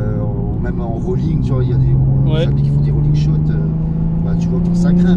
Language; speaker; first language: French; native; French